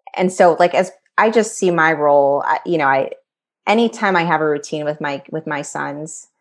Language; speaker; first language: English; native; English